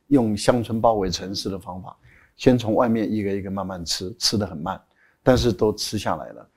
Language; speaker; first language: Chinese; native; Chinese